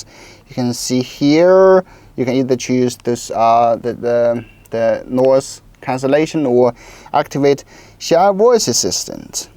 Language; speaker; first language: English; non-native, local second language; Chinese